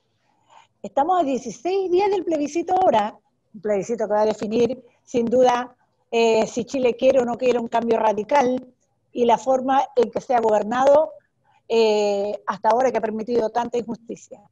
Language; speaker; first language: Spanish; native; Spanish